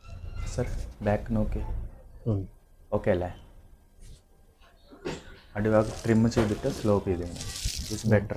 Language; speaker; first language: Malayalam; non-native, local second language; Punjabi